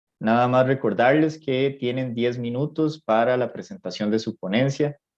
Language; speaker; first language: Spanish; native; Spanish